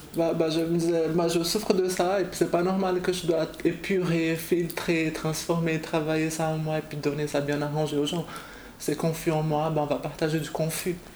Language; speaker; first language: French; non-native, fluent; Portuguese